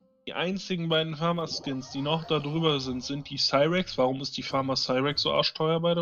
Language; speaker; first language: German; native; German